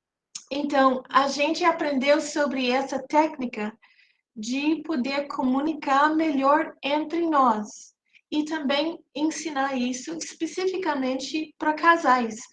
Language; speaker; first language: Portuguese; non-native, fluent; English